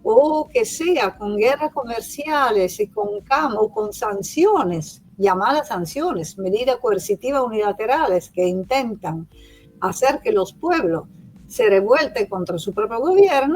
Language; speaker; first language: Spanish; non-native, fluent; Italian